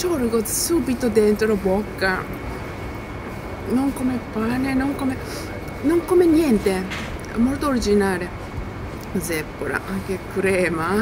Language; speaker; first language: Italian; non-native, learner; Japanese